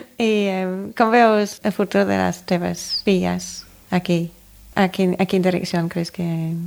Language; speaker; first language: Catalan; non-native, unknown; English